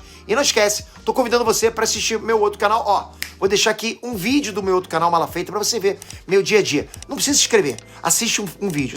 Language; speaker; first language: Portuguese; native; Portuguese